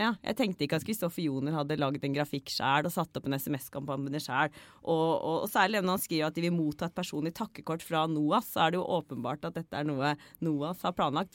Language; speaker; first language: Norwegian; native; Norwegian